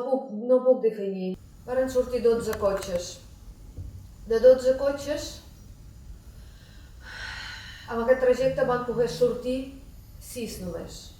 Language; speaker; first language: Catalan; non-native, fluent; Ukrainian